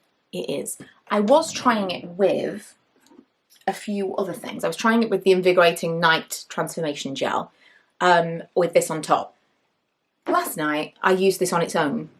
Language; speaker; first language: English; native; English